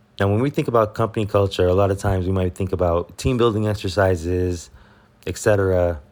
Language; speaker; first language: English; early bilingual, other home language; Spanish